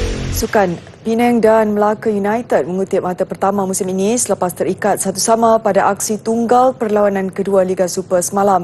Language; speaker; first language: Malay; native; Malay